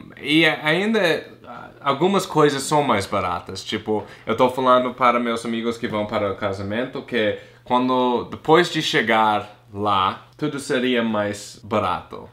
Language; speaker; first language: Portuguese; non-native, fluent; English